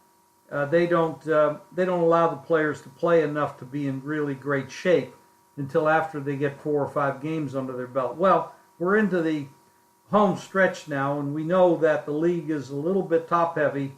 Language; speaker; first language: English; native; English